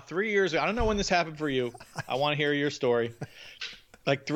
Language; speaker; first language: English; native; English